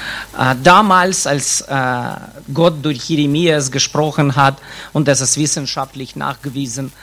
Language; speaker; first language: German; non-native, fluent; Russian